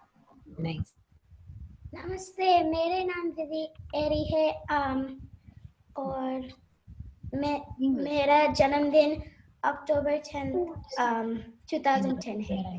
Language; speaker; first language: Hindi; early bilingual, heritage; English